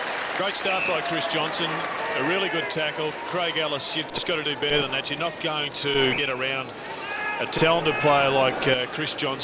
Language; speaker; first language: English; native; English